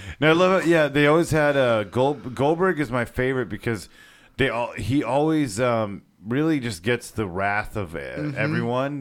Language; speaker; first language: English; native; English